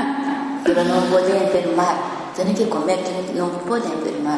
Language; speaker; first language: Spanish; non-native, learner; Japanese